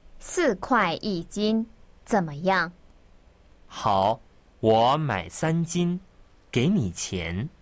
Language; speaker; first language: Chinese; non-native, fluent; Korean